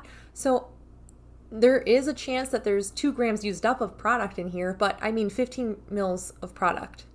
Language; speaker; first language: English; native; English